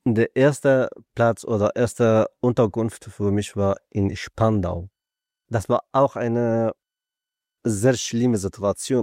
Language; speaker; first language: German; non-native, learner; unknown